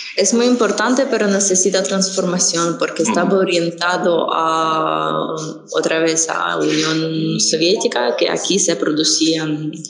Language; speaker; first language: Spanish; non-native, fluent; Ukrainian